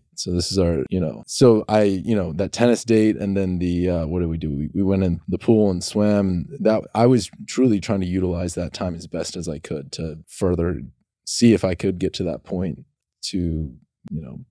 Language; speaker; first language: English; native; English